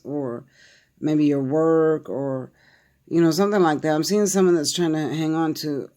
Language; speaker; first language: English; native; English